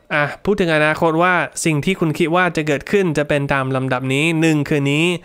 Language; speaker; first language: Thai; non-native, fluent; English